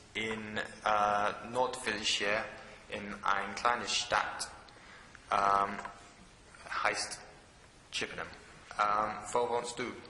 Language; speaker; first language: German; non-native, learner; English